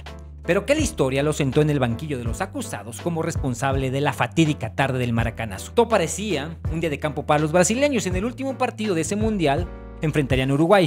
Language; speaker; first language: Spanish; native; Spanish